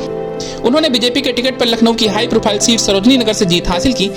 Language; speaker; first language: Hindi; native; Hindi